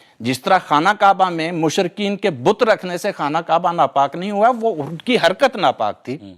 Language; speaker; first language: Urdu; non-native, local second language; Punjabi